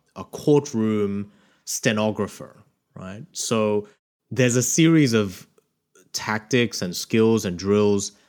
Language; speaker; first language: English; early bilingual, other home language; Korean